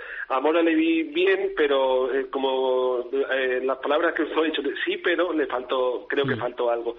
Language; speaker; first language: Spanish; native; Spanish